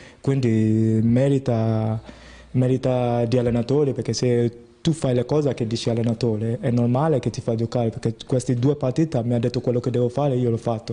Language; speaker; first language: Italian; non-native, fluent; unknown